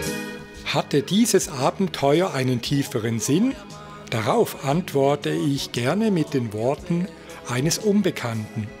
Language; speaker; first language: German; native; German